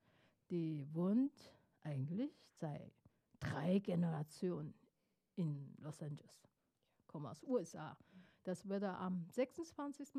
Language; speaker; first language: German; non-native, fluent; Chinese